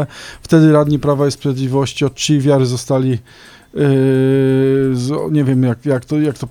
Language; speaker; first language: Polish; native; Polish